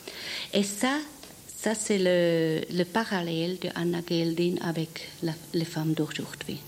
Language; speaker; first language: French; non-native, fluent; German